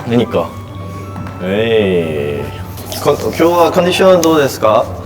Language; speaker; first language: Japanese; non-native, learner; Korean